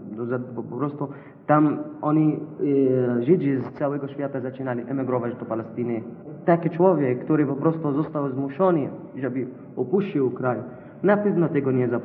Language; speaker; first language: Polish; non-native, learner; Arabic